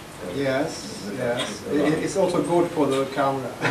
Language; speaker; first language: English; non-native, fluent; Swedish